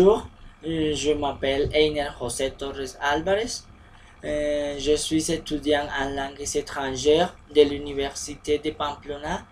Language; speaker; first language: French; non-native, learner; Spanish